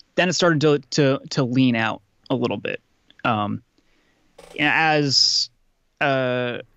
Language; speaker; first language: English; native; English